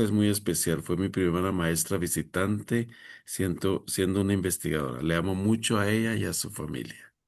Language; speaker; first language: Spanish; native; Spanish